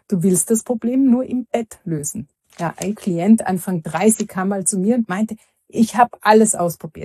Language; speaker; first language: German; native; German